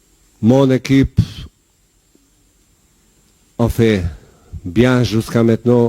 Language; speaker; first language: French; non-native, learner; Bosnian